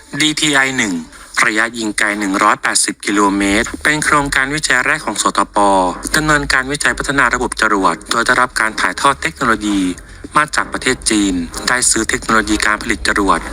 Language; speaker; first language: Thai; native; Thai